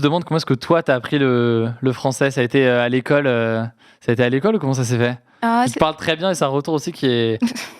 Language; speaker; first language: French; native; French